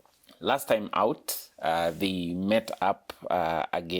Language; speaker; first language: English; non-native, local second language; Swahili